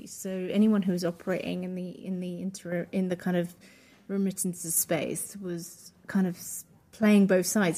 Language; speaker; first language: English; non-native, local second language; Polish